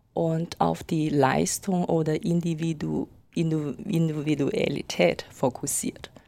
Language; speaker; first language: German; non-native, fluent; Chinese